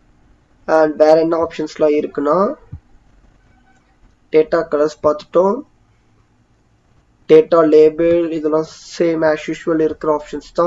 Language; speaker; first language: Tamil; native; Tamil